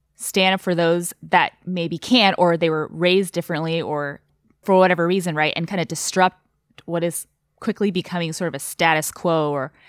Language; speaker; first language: English; non-native, fluent; Chinese